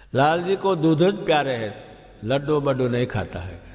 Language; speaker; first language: Hindi; non-native, local second language; Gujarati